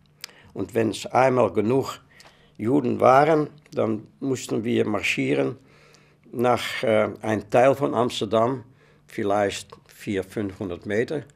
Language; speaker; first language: German; non-native, fluent; Dutch